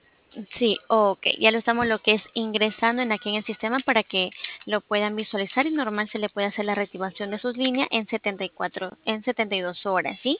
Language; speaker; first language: Spanish; native; Spanish